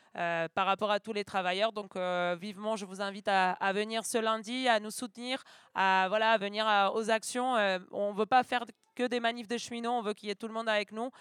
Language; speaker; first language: French; non-native, fluent; Spanish